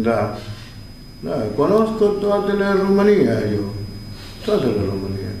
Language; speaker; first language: Romanian; non-native, learner; Spanish